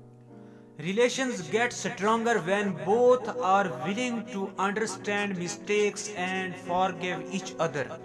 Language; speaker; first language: English; non-native, local second language; Urdu